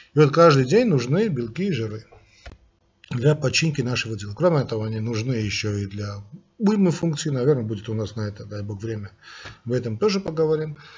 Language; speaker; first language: Russian; non-native, local second language; Armenian